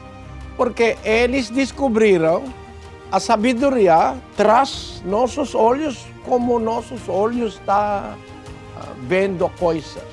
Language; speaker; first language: Portuguese; non-native, learner; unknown